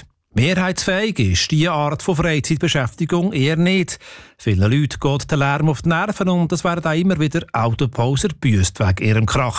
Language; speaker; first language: German; native; German